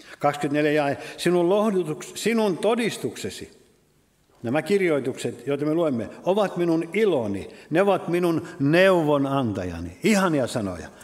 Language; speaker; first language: Finnish; native; Finnish